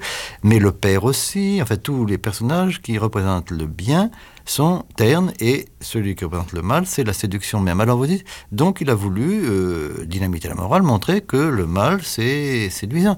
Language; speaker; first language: French; native; French